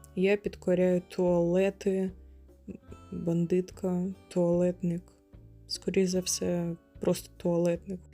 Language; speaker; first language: Ukrainian; non-native, local second language; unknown